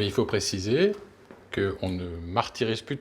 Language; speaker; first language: French; native; French